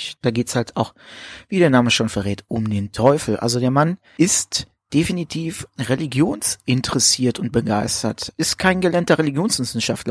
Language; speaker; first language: German; native; German